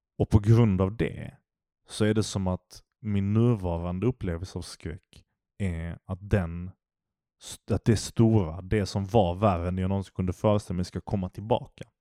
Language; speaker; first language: Swedish; early bilingual, other home language; Turkish